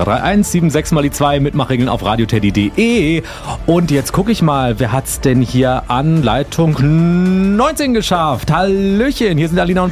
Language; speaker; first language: German; native; German